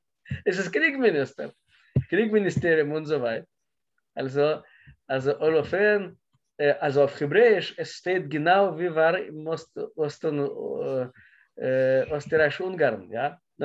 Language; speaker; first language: German; non-native, learner; Russian